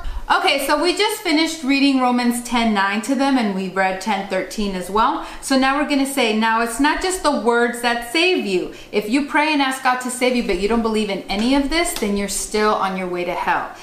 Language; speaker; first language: English; native; English